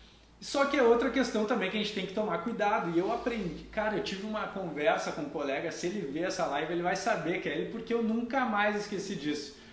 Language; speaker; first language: Portuguese; native; Portuguese